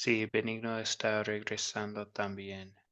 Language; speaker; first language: Spanish; non-native, fluent; English